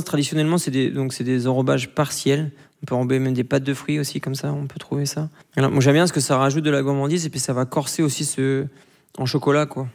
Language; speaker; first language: French; native; French